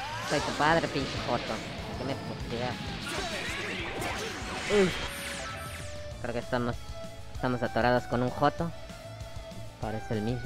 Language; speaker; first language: Spanish; early bilingual, heritage; Spanish